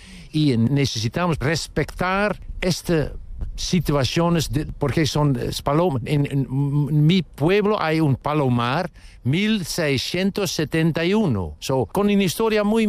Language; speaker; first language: Spanish; non-native, learner; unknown